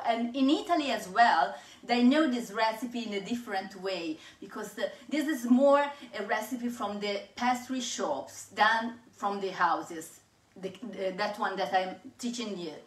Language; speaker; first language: English; non-native, fluent; Italian